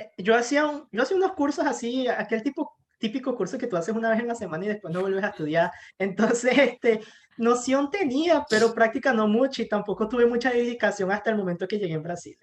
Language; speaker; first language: Spanish; native; Spanish